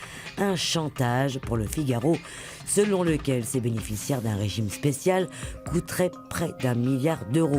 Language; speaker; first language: French; native; French